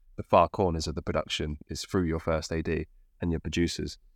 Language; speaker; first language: English; native; English